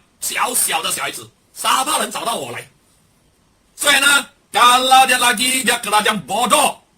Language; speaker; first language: Malay; non-native, local second language; Chinese